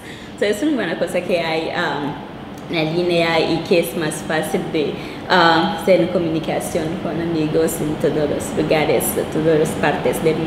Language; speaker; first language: Spanish; non-native, local second language; Kinyarwanda